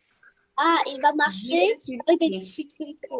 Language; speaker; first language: French; non-native, fluent; Russian